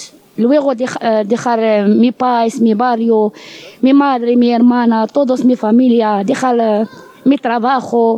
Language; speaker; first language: Spanish; non-native, learner; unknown